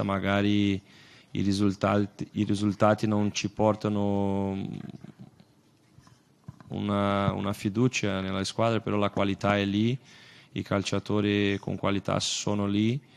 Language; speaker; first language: Italian; non-native, fluent; Portuguese